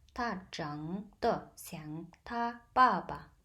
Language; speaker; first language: Chinese; non-native, fluent; Mongolian